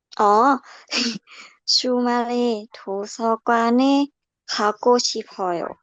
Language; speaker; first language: Korean; non-native, learner; Thai